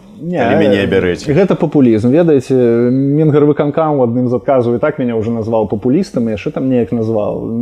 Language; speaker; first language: Belarusian; non-native, local second language; Russian